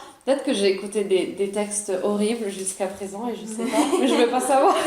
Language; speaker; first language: French; early bilingual, other home language; Italian